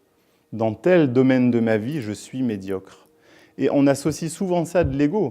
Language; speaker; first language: French; native; French